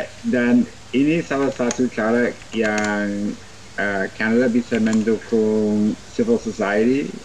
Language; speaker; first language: Indonesian; non-native, fluent; English